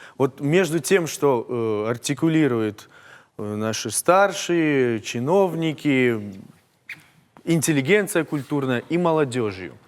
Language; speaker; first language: Russian; native; Russian